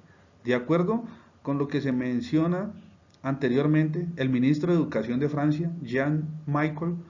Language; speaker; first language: Spanish; native; Spanish